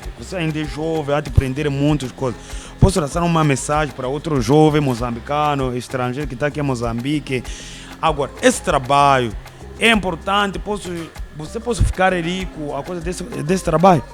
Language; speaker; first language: Portuguese; non-native, learner; Kinyarwanda